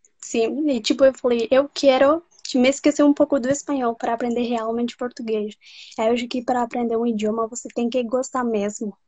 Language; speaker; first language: Portuguese; non-native, fluent; Spanish